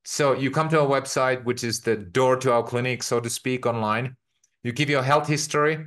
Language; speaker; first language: English; non-native, fluent; Finnish